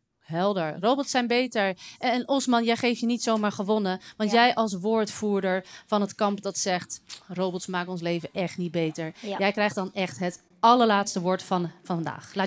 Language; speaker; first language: Dutch; native; Dutch